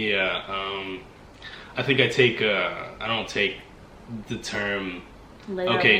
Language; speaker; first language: English; native; English